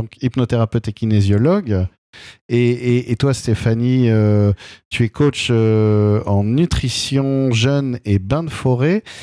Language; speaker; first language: French; native; French